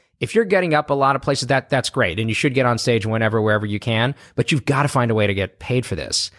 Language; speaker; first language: English; native; English